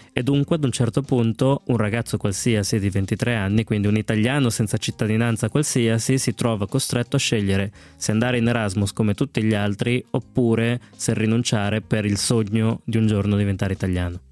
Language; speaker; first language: Italian; early bilingual, other home language; Spanish